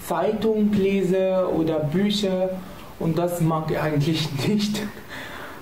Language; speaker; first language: German; non-native, learner; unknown